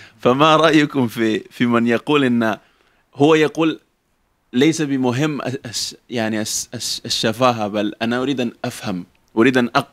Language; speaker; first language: Arabic; non-native, fluent; Spanish